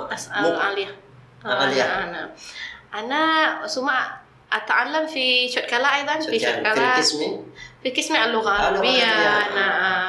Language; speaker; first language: Arabic; non-native, learner; Indonesian